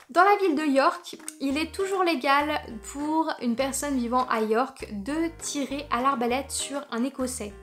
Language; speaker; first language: French; native; French